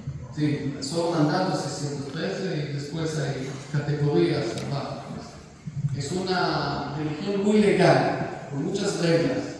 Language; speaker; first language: Spanish; non-native, fluent; Hebrew